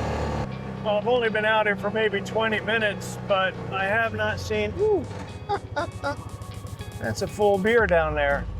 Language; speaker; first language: English; native; English